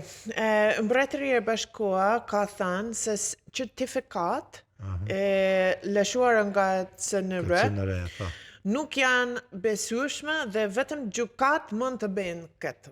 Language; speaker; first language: Albanian; non-native, learner; English